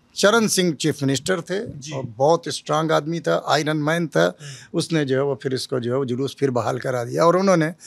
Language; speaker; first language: Hindi; native; Hindi